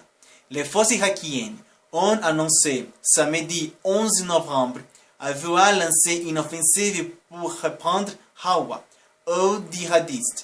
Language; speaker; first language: French; non-native, learner; Portuguese